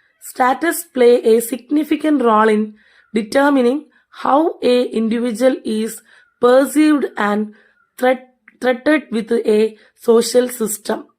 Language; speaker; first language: English; non-native, local second language; Malayalam